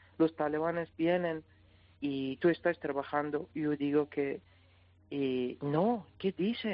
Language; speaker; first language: Spanish; non-native, learner; Persian